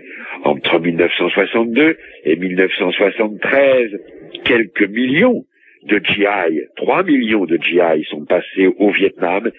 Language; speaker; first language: French; native; French